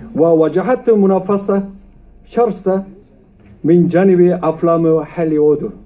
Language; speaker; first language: Arabic; non-native, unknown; Korean